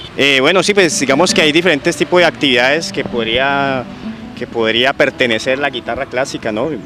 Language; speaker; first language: Spanish; native; Spanish